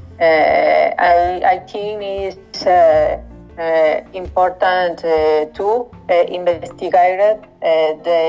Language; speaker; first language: English; non-native, learner; Spanish